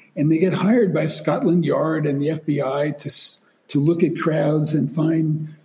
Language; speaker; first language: English; native; English